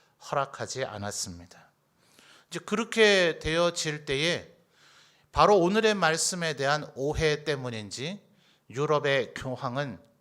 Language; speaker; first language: Korean; native; Korean